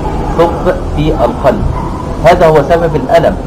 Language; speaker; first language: Arabic; native; Arabic